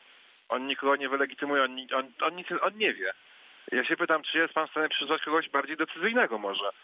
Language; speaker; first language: Polish; native; Polish